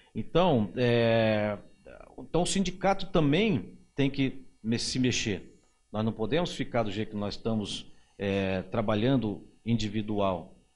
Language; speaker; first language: Portuguese; native; Portuguese